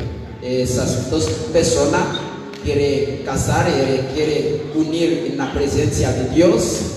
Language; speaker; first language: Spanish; non-native, learner; Haitian Creole